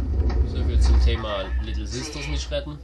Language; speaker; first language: German; native; German